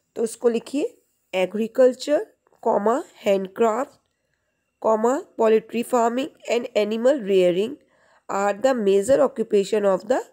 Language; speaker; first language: Hindi; native; Hindi